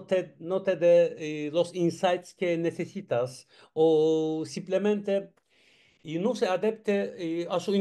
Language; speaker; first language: Spanish; non-native, learner; Turkish